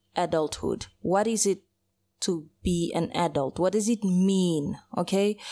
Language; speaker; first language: English; early bilingual, other home language; Portuguese